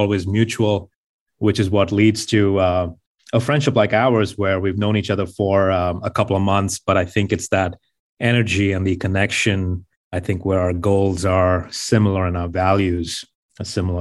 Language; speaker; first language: English; non-native, local second language; Hindi